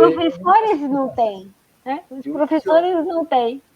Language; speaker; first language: Portuguese; non-native, fluent; Spanish